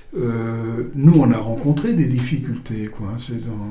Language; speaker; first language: French; native; French